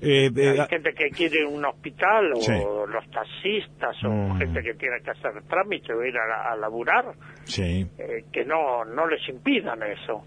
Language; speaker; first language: Spanish; native; Spanish